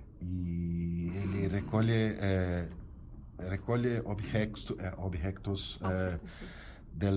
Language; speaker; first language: Spanish; non-native, learner; Portuguese